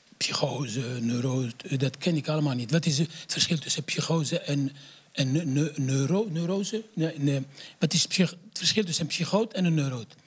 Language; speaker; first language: Dutch; non-native, fluent; Arabic